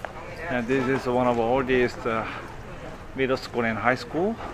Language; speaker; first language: English; non-native, fluent; Korean